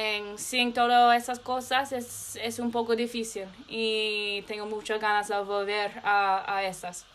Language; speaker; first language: Spanish; non-native, learner; English